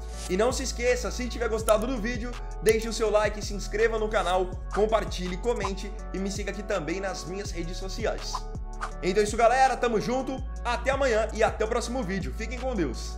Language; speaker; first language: Portuguese; native; Portuguese